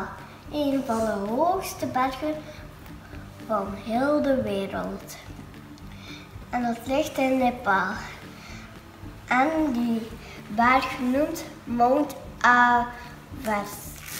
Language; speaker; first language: Dutch; early bilingual, other home language; Nepali